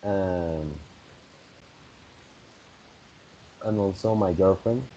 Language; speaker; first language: English; non-native, fluent; Spanish